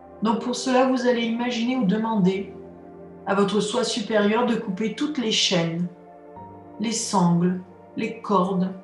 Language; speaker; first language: French; native; French